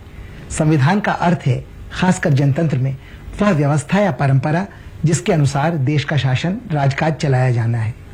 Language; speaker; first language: Hindi; native; Hindi